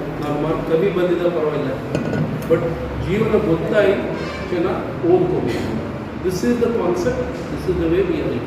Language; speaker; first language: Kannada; non-native, local second language; Telugu